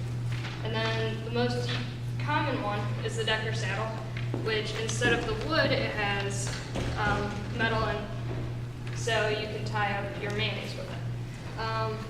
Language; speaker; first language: English; native; English